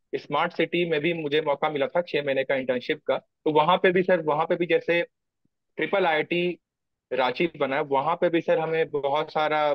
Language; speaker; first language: Hindi; native; Hindi